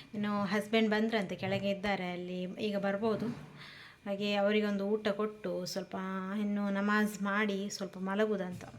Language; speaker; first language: Kannada; non-native, local second language; Badaga